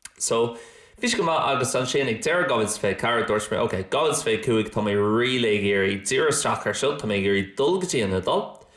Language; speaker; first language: Irish; non-native, local second language; English